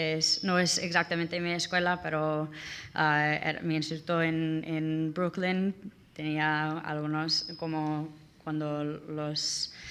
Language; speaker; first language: Spanish; non-native, learner; English